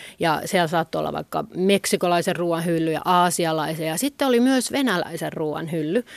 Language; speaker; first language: Finnish; native; Finnish